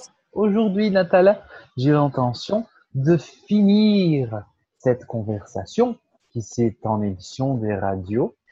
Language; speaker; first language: French; non-native, fluent; Portuguese